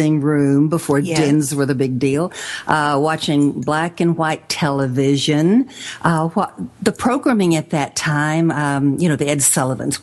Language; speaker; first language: English; native; English